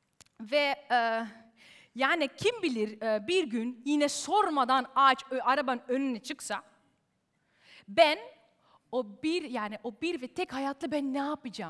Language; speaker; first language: Turkish; early bilingual, heritage; Turkish